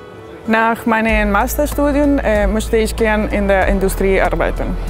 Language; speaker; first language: German; non-native, fluent; Spanish